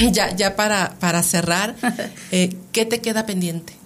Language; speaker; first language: Spanish; native; Spanish